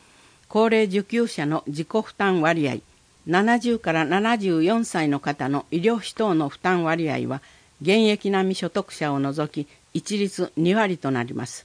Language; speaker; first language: Japanese; native; Japanese